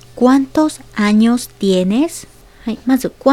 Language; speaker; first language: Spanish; non-native, fluent; Japanese